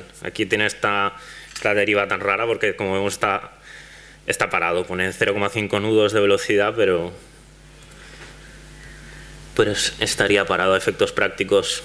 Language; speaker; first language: Spanish; non-native, local second language; Catalan